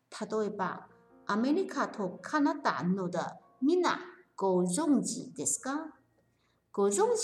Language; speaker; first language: Japanese; non-native, learner; Chinese